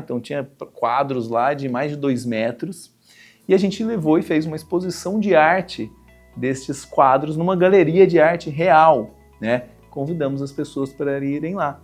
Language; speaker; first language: Portuguese; native; Portuguese